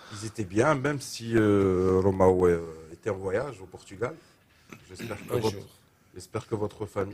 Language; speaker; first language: French; non-native, local second language; Arabic